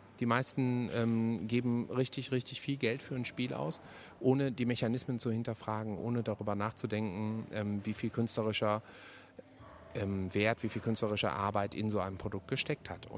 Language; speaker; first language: German; native; German